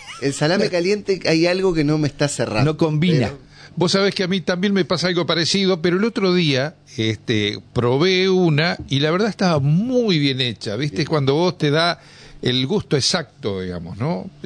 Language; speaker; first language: Spanish; native; Spanish